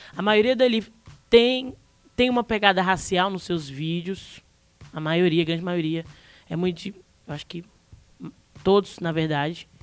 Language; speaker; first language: Portuguese; native; Portuguese